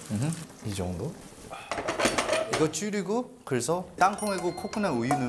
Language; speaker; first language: Korean; early bilingual, heritage; Korean